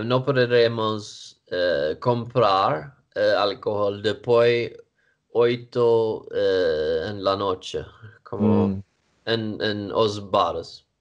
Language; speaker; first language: Portuguese; non-native, learner; Swedish